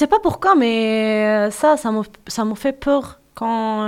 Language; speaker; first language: French; non-native, learner; Persian